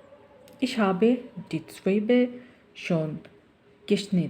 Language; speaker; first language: German; non-native, learner; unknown